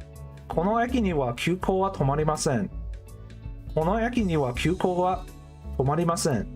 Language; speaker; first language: Japanese; non-native, learner; English